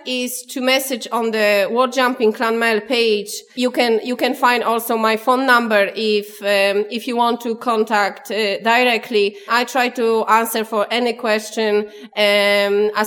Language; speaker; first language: English; non-native, learner; Polish